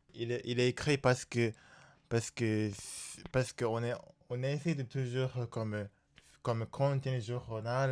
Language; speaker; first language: French; non-native, learner; Japanese